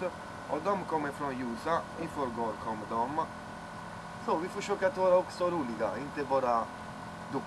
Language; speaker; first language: Swedish; non-native, learner; Italian